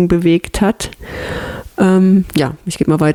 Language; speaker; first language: German; native; German